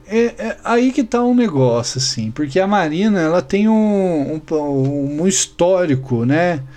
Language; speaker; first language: Portuguese; native; Portuguese